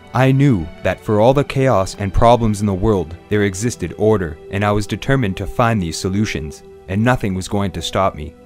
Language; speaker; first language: English; native; English